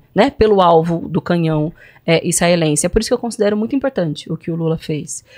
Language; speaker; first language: Portuguese; native; Portuguese